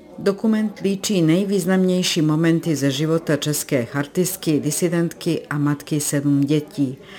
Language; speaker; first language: Czech; non-native, fluent; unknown